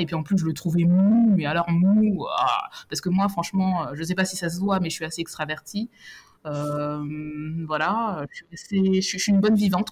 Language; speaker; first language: French; native; French